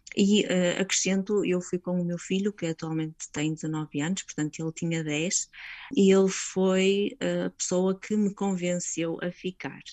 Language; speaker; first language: Portuguese; native; Portuguese